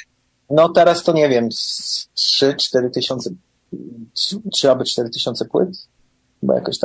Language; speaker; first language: Polish; early bilingual, heritage; English